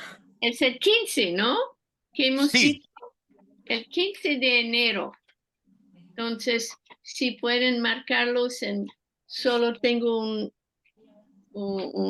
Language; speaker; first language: Spanish; non-native, fluent; French